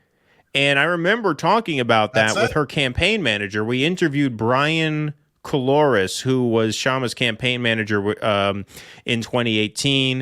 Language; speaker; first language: English; native; English